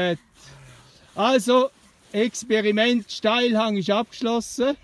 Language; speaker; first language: German; native; German